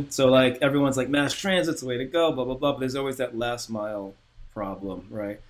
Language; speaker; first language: English; native; English